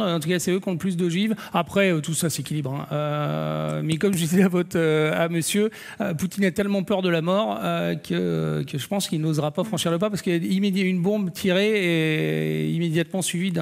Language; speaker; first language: French; native; French